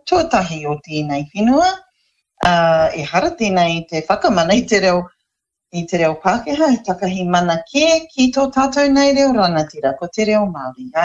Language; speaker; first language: Māori; non-native, local second language; English